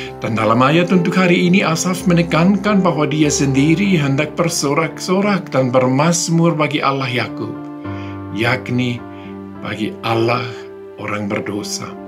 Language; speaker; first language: Indonesian; non-native, fluent; Swiss German